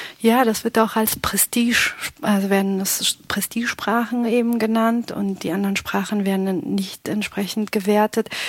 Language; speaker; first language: German; non-native, fluent; Pashto